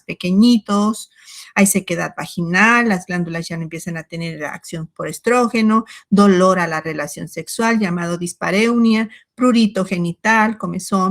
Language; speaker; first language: Spanish; native; Spanish